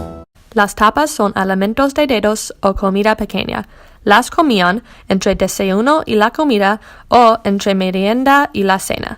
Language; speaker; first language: Spanish; non-native, learner; English